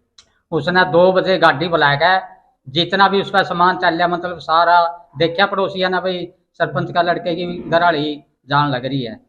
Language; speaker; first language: Hindi; non-native, local second language; Haryanvi